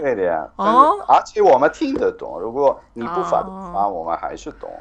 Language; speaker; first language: Chinese; non-native, fluent; Italian